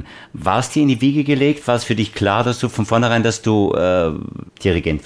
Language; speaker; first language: German; native; German